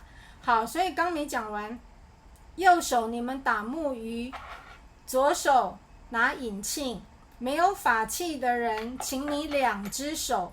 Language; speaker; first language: Chinese; native; Chinese